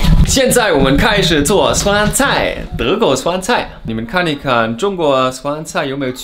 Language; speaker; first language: Chinese; non-native, fluent; German